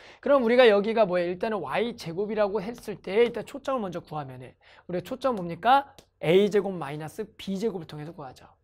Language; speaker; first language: Korean; native; Korean